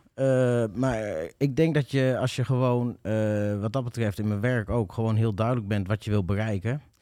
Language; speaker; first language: Dutch; native; Dutch